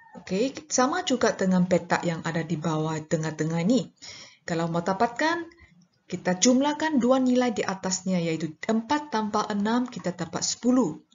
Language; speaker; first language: Malay; non-native, local second language; Chinese